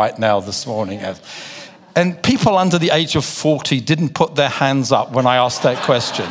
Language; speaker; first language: English; native; English